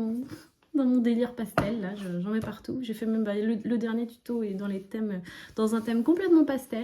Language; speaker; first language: French; native; French